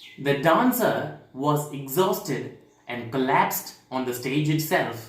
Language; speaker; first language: English; non-native, local second language; Tamil